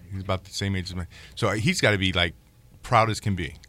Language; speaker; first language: English; native; English